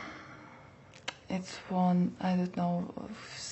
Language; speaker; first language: English; non-native, learner; Russian